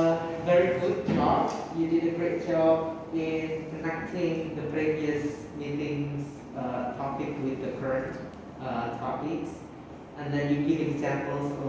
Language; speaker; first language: English; non-native, fluent; Indonesian